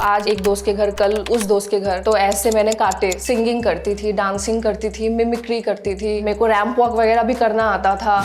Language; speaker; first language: Hindi; non-native, local second language; Assamese